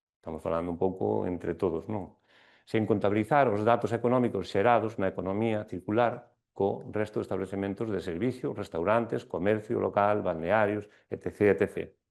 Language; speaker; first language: Galician; non-native, local second language; Spanish